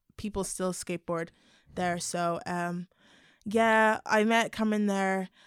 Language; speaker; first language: English; native; English